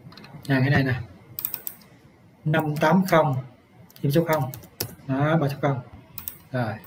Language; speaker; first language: Vietnamese; native; Vietnamese